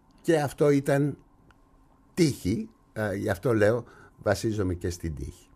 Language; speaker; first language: Greek; native; Greek